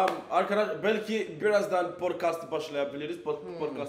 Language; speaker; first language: Turkish; non-native, learner; English